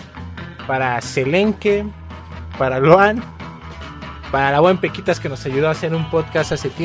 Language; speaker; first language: Spanish; native; Spanish